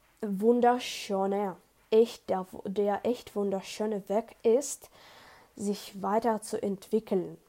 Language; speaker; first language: German; non-native, learner; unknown